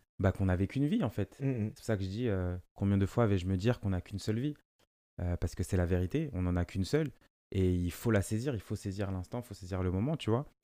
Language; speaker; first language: French; native; French